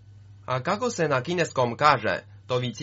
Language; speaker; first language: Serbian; non-native, fluent; Chinese